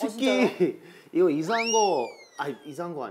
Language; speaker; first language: Korean; non-native, fluent; English